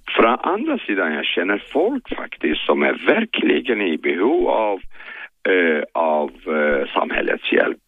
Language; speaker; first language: Swedish; non-native, fluent; Kurdish